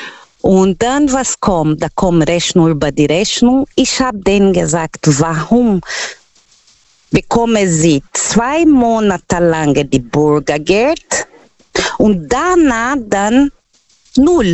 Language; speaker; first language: German; non-native, learner; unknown